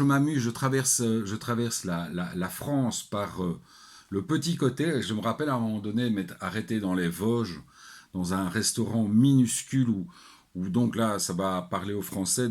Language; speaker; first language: French; native; French